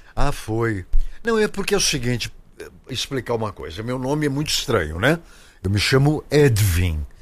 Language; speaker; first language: Portuguese; native; Portuguese